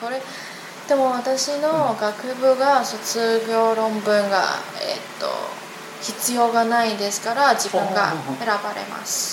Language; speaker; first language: Japanese; non-native, learner; Chinese